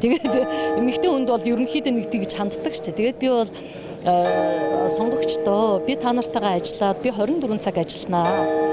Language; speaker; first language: Mongolian; native; Mongolian